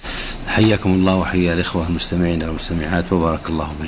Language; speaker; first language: Arabic; native; Arabic